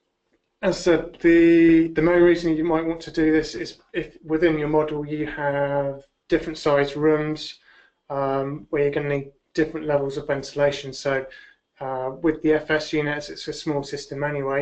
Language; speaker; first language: English; native; English